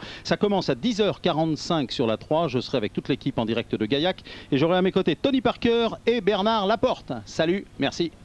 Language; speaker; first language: French; native; French